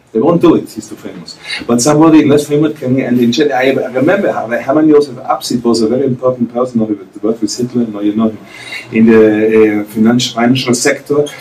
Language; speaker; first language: English; non-native, fluent; German